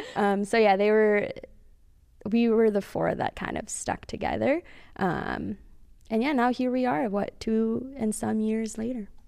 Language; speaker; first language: English; early bilingual, other home language; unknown